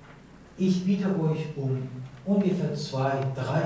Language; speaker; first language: German; non-native, learner; Persian